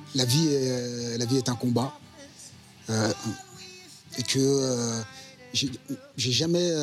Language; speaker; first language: French; native; French